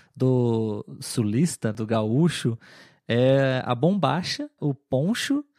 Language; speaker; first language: Portuguese; native; Portuguese